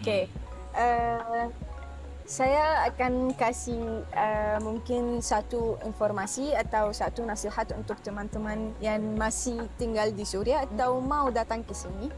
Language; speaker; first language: Indonesian; non-native, fluent; Arabic